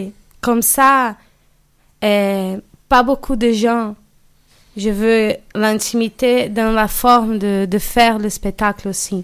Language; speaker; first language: French; non-native, learner; Portuguese